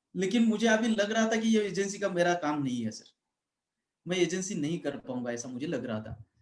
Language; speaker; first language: Hindi; non-native, local second language; Marathi